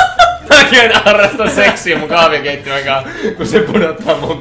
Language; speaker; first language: Finnish; native; Finnish